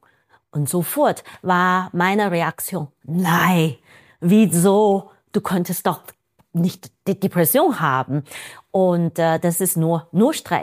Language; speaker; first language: German; non-native, fluent; Chinese